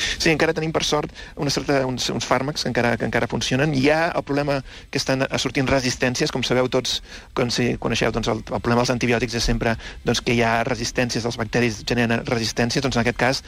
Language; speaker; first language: Catalan; native; Catalan